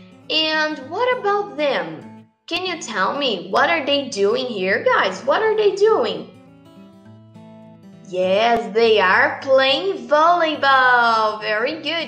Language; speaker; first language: English; non-native, fluent; Portuguese